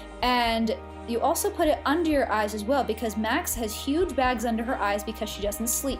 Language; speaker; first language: English; native; English